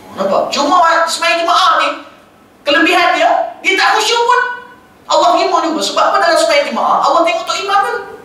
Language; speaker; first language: Malay; native; Malay